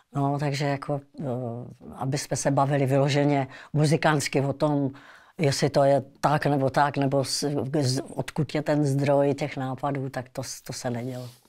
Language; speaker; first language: Czech; native; Czech